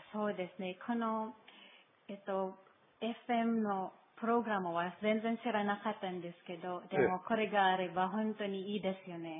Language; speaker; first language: Japanese; non-native, learner; Filipino